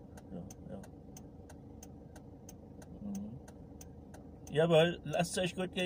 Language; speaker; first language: German; native; German